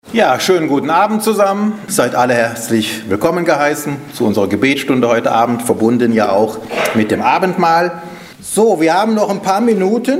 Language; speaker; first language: German; native; German